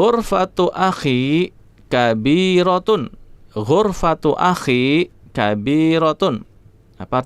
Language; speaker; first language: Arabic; non-native, fluent; Indonesian